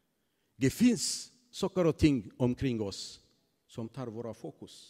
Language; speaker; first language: Swedish; non-native, fluent; Tigrinya